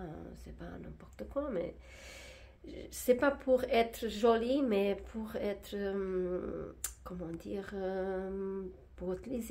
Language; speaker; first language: French; non-native, fluent; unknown